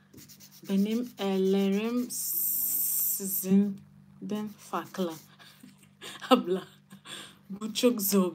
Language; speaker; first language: Turkish; non-native, learner; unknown